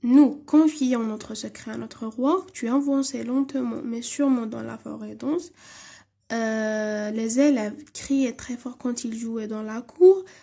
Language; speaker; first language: French; non-native, local second language; Arabic